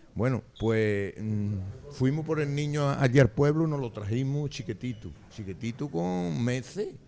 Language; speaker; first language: Spanish; native; Spanish